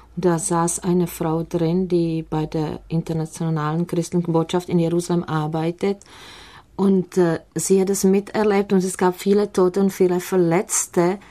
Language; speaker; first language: German; non-native, fluent; Czech